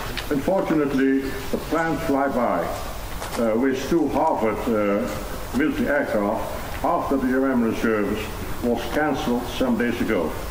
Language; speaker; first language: English; non-native, fluent; Dutch